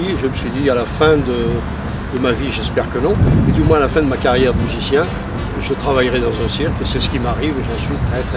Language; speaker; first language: French; native; French